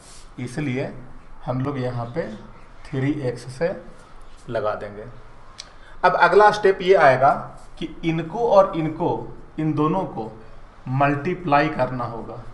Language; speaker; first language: Hindi; native; Hindi